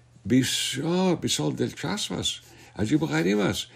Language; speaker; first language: Persian; non-native, fluent; English